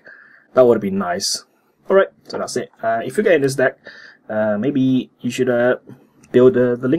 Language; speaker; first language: English; native; English